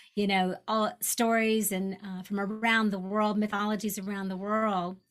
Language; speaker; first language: English; native; English